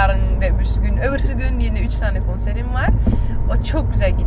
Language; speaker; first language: Turkish; early bilingual, heritage; Turkish